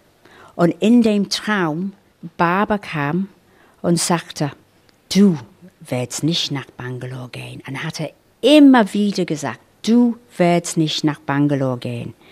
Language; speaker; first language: German; non-native, fluent; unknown